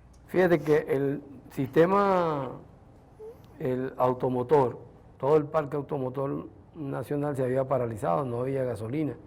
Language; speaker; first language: Spanish; native; Spanish